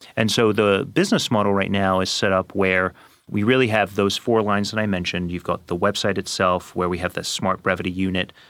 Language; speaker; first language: English; native; English